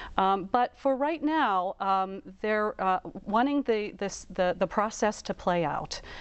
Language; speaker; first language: English; native; English